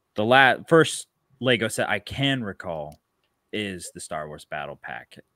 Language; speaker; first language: English; native; English